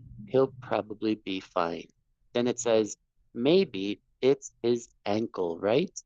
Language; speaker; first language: English; non-native, fluent; Spanish